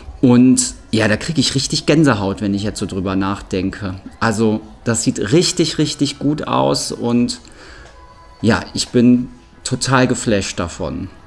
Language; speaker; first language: German; native; German